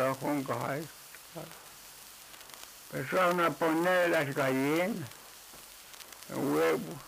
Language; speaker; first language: Spanish; non-native, local second language; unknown